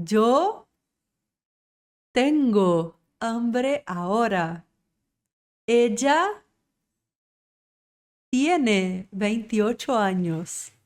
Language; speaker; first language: Spanish; non-native, fluent; Portuguese